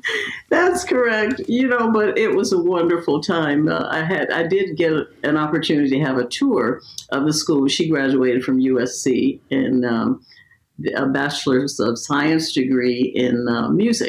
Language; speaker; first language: English; native; English